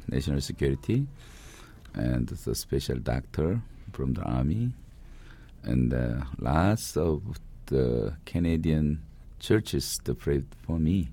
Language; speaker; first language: English; non-native, learner; Korean